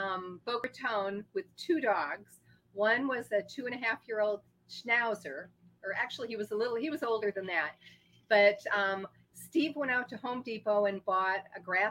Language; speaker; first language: English; native; English